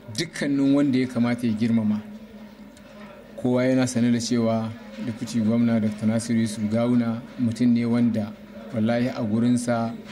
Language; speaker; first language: Hausa; native; Hausa